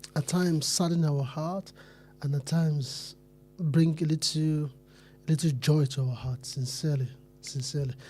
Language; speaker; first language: English; non-native, local second language; Yoruba